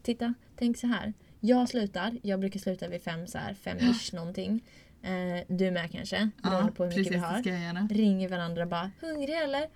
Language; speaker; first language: Swedish; native; Swedish